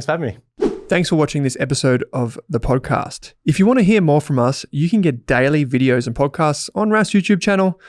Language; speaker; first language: English; native; English